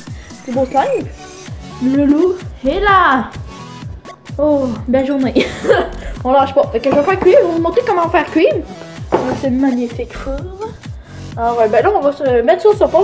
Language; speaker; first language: French; native; French